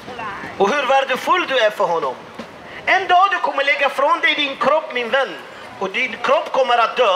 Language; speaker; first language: Swedish; non-native, fluent; Arabic